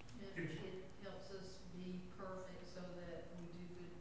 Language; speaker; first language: English; native; English